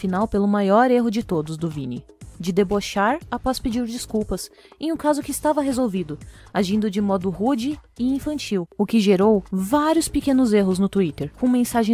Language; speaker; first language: Portuguese; native; Portuguese